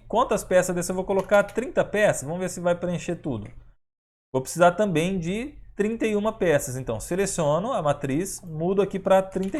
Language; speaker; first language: Portuguese; native; Portuguese